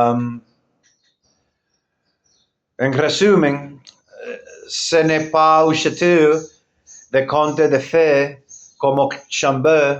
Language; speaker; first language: French; non-native, learner; Spanish